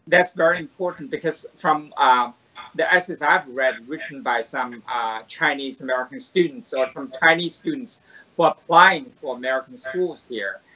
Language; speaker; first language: English; non-native, fluent; Chinese